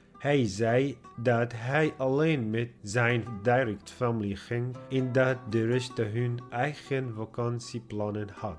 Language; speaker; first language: Dutch; non-native, learner; Arabic